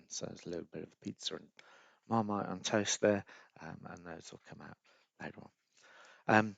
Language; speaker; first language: English; native; English